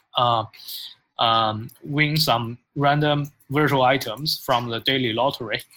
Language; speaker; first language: English; non-native, fluent; Chinese